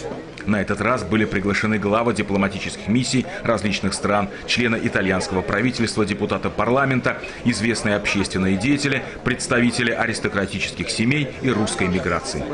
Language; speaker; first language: Russian; native; Russian